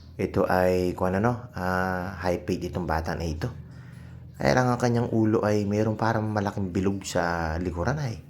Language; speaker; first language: Filipino; native; Filipino